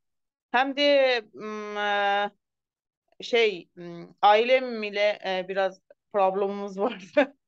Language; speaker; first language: Turkish; non-native, learner; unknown